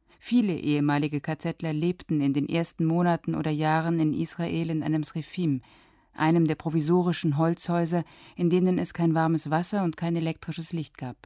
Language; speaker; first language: German; native; German